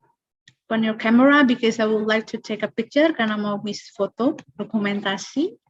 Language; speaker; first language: English; non-native, fluent; Indonesian